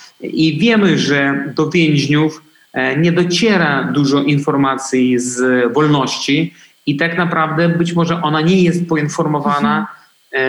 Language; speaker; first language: Polish; non-native, fluent; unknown